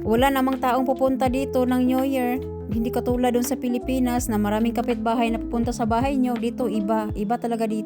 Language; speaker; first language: Filipino; non-native, local second language; Cebuano